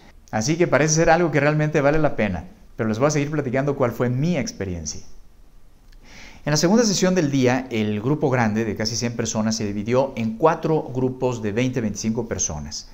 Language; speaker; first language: Spanish; native; Spanish